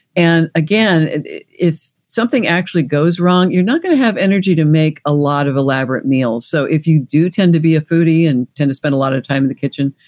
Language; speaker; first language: English; native; English